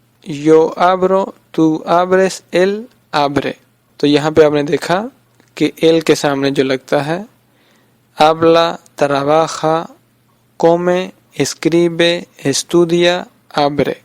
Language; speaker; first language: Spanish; non-native, fluent; Urdu